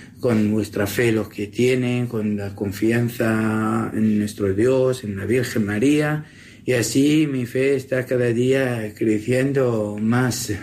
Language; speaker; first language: Spanish; non-native, learner; Assyrian Neo-Aramaic